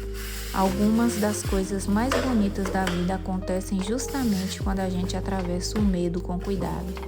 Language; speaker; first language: Portuguese; native; Portuguese